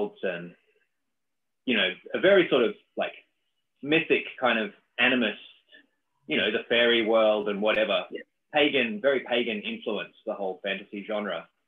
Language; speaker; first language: English; native; English